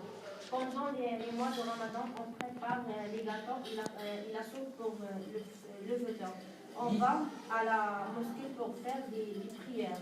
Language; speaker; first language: French; non-native, learner; Arabic